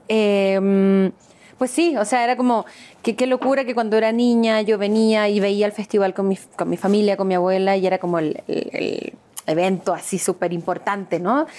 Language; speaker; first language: Spanish; native; Spanish